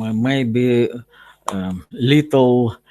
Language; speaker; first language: English; non-native, learner; Russian